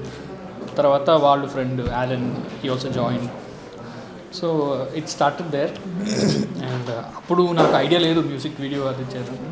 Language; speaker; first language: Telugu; non-native, learner; Malayalam